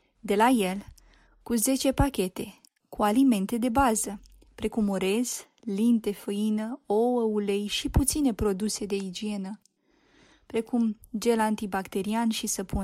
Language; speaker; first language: Romanian; native; Romanian